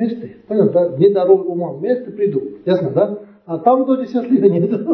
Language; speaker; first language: Russian; non-native, learner; Tibetan